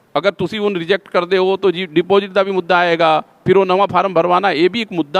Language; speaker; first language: Hindi; non-native, local second language; Punjabi